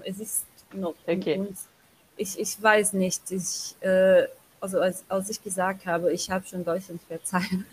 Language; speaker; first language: German; non-native, learner; Portuguese